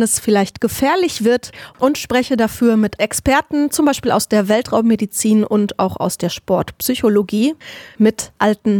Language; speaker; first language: German; native; German